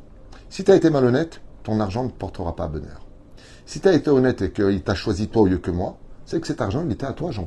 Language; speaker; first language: French; native; French